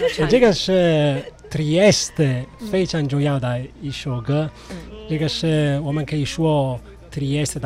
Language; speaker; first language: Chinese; non-native, learner; Italian